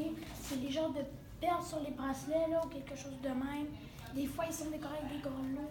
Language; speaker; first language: French; native; French